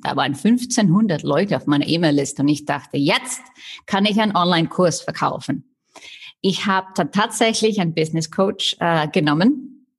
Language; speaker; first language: German; non-native, fluent; Icelandic